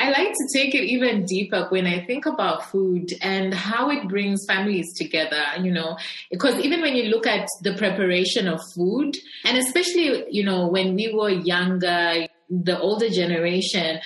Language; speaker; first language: English; non-native, local second language; Bemba